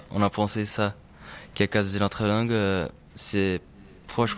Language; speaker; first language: French; non-native, learner; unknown